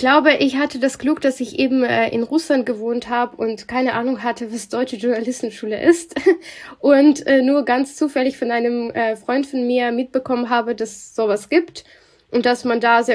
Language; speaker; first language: German; non-native, fluent; Russian